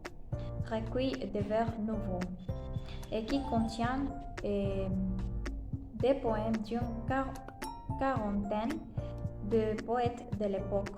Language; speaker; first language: French; non-native, learner; Spanish